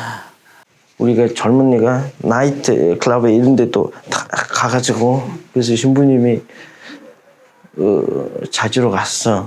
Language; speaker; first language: Korean; non-native, fluent; Mongolian